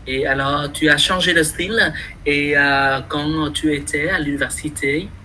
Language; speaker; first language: French; non-native, fluent; Vietnamese